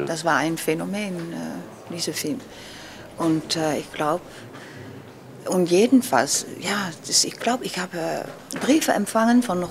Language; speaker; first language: German; non-native, learner; Dutch